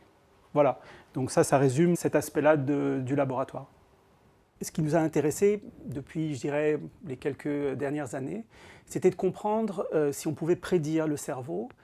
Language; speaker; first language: French; native; French